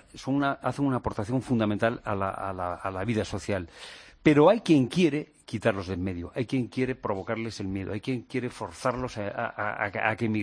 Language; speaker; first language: Spanish; native; Spanish